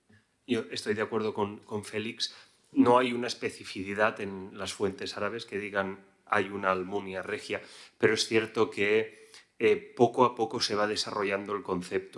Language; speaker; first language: Spanish; native; Spanish